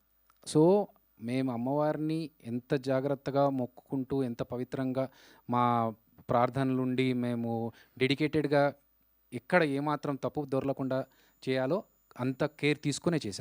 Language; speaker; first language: Telugu; native; Telugu